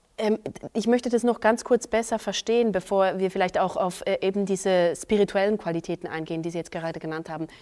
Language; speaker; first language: German; native; German